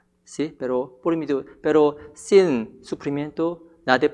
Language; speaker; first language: Spanish; non-native, fluent; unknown